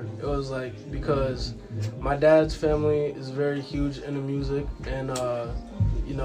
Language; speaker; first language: English; early bilingual, other home language; Ukrainian